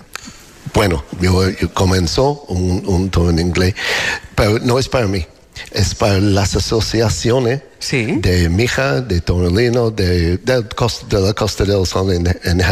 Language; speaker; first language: Spanish; non-native, learner; English